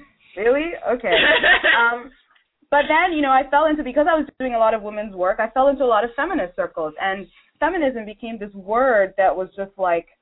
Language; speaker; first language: English; non-native, local second language; Yoruba